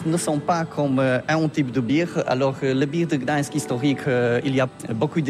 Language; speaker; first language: French; non-native, learner; Polish